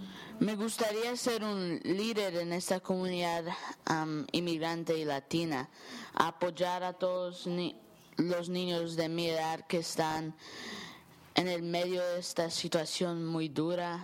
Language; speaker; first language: Spanish; early bilingual, heritage; Spanish